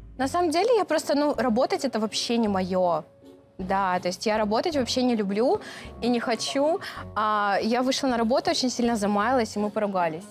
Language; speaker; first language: Russian; native; Russian